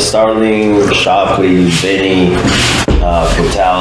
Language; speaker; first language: English; native; English